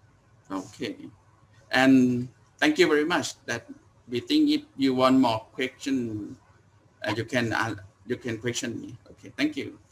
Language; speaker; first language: English; non-native, learner; Thai